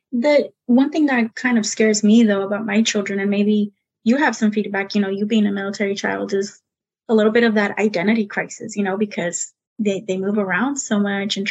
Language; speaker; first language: English; early bilingual, other home language; Spanish